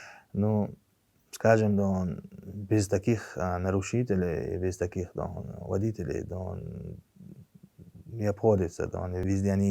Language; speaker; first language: Russian; non-native, local second language; Chechen